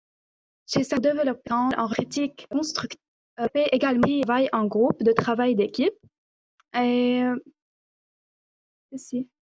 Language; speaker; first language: French; non-native, local second language; Arabic